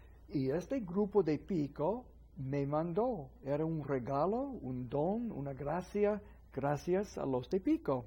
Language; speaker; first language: Spanish; non-native, fluent; English